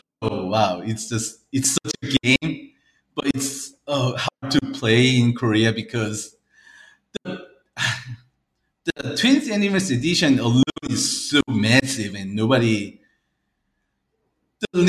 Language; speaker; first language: English; early bilingual, other home language; Korean